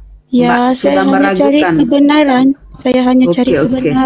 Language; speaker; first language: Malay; non-native, local second language; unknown